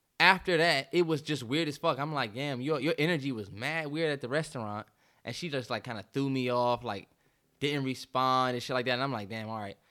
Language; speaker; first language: English; native; English